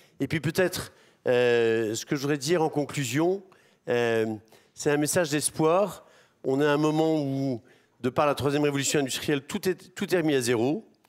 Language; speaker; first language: French; native; French